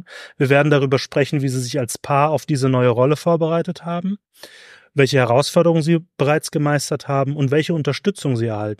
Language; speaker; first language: German; native; German